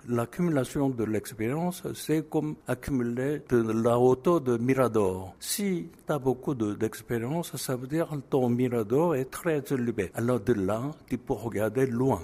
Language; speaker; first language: French; non-native, fluent; Korean